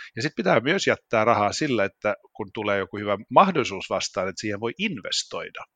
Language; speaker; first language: Finnish; non-native, local second language; Swedish